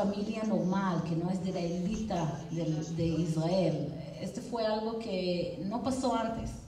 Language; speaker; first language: Spanish; non-native, fluent; Hebrew